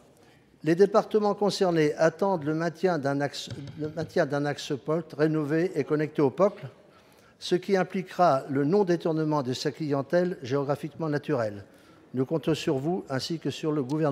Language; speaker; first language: French; native; French